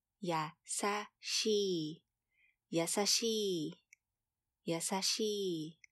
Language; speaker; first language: Japanese; non-native, fluent; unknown